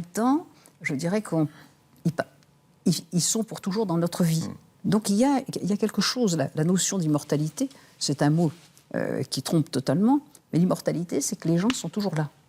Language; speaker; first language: French; native; French